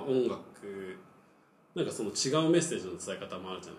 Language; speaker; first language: Japanese; native; Japanese